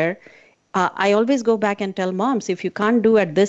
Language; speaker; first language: English; non-native, local second language; Hindi